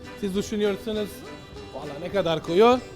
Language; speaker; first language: Turkish; non-native, fluent; Italian